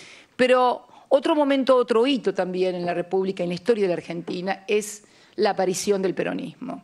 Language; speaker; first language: Spanish; native; Spanish